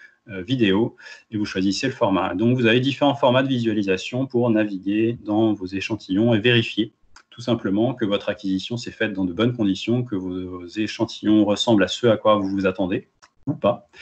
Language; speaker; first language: French; native; French